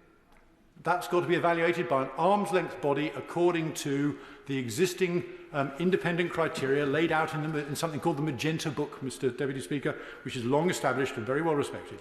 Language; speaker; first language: English; native; English